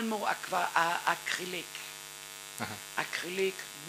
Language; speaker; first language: French; non-native, fluent; German